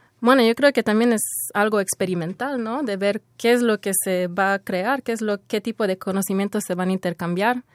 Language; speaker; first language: Spanish; early bilingual, heritage; Spanish